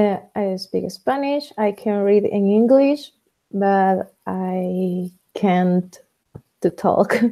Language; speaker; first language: English; non-native, learner; Spanish